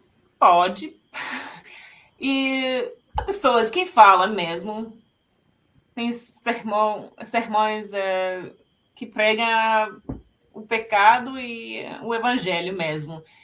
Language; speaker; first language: Portuguese; non-native, fluent; Finnish